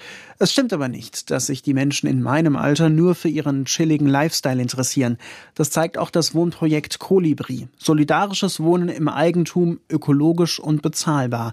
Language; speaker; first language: German; native; German